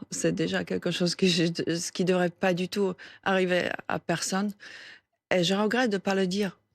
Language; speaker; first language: French; non-native, fluent; Slovak